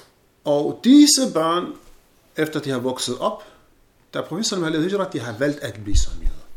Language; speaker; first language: Danish; non-native, fluent; Arabic